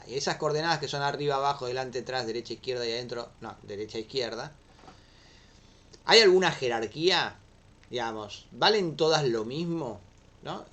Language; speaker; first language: Spanish; native; Spanish